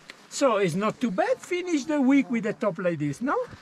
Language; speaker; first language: English; non-native, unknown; Italian